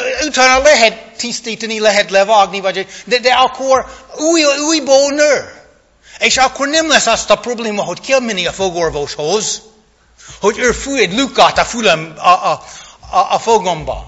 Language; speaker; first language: Hungarian; non-native, fluent; English